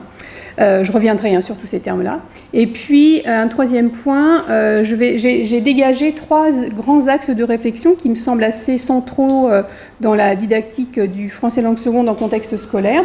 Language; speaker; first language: French; native; French